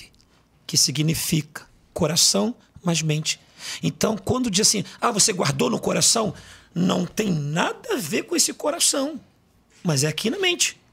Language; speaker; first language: Portuguese; native; Portuguese